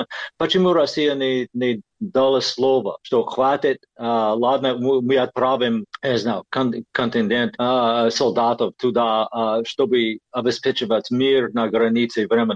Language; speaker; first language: Russian; non-native, fluent; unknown